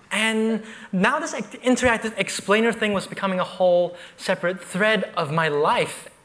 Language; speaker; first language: English; native; English